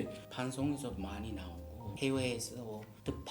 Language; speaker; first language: Korean; non-native, learner; Japanese